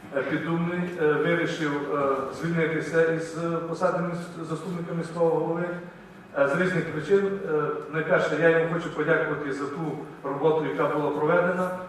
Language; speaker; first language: Ukrainian; native; Ukrainian